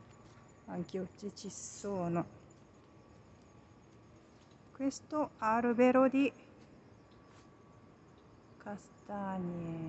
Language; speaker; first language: Italian; non-native, learner; Japanese